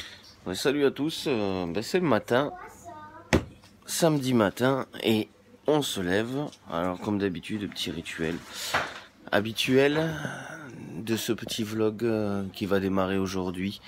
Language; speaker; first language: French; native; French